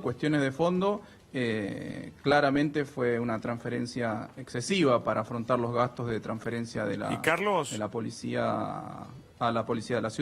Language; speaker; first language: Spanish; native; Spanish